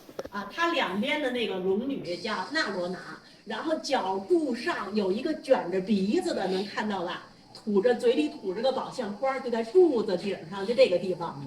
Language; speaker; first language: Chinese; native; Chinese